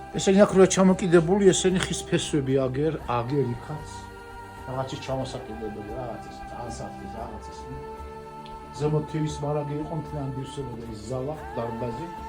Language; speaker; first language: Georgian; non-native, local second language; Svan